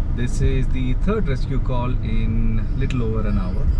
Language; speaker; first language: English; non-native, local second language; Kannada